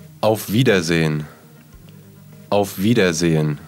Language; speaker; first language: German; non-native, fluent; Russian